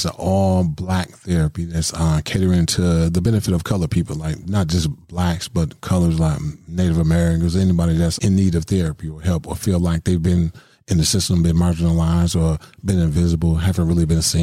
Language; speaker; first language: English; native; English